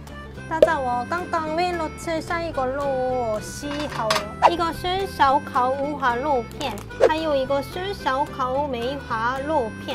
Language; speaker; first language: Chinese; non-native, fluent; Korean